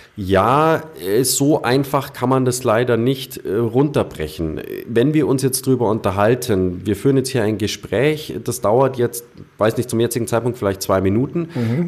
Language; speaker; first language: German; native; German